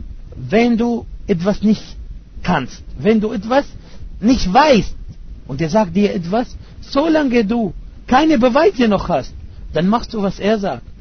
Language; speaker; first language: German; non-native, fluent; Arabic